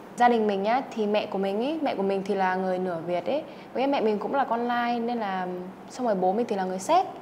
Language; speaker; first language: Vietnamese; early bilingual, heritage; Czech